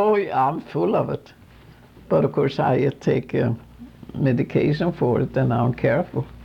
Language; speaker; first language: English; non-native, fluent; Swedish